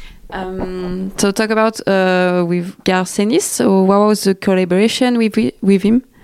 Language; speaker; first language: English; non-native, learner; French